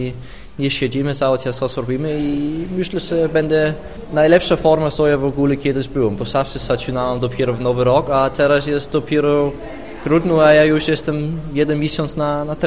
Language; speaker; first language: Polish; non-native, fluent; Danish